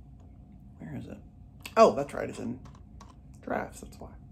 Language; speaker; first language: English; native; English